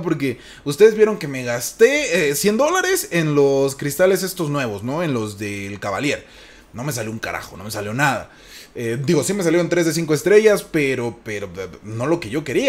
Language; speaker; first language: Spanish; native; Spanish